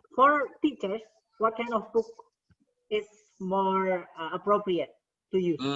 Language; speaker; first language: English; non-native, fluent; Indonesian